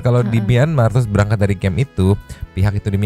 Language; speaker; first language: Indonesian; native; Indonesian